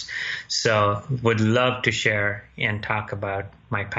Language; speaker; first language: English; non-native, local second language; Gujarati